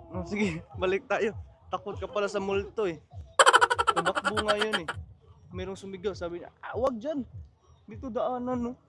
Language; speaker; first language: Filipino; native; Filipino